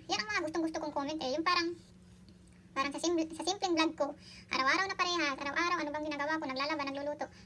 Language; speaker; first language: Filipino; native; Filipino